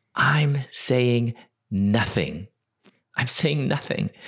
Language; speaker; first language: English; native; English